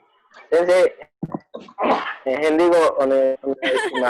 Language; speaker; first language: Japanese; non-native, learner; Hindi